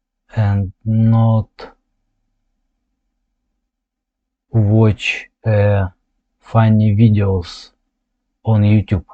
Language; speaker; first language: English; non-native, learner; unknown